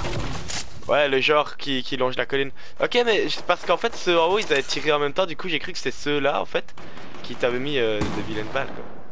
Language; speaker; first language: French; native; French